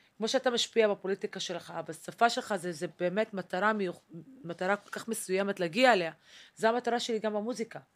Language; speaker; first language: Hebrew; non-native, local second language; Arabic